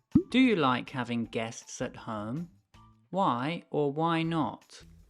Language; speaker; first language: English; native; English